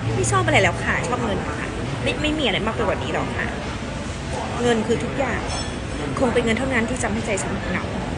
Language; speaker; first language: Thai; non-native, local second language; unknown